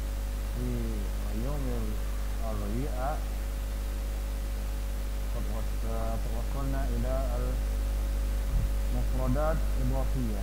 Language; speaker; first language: Arabic; non-native, fluent; Indonesian